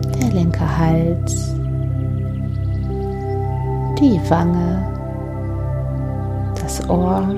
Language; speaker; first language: German; native; German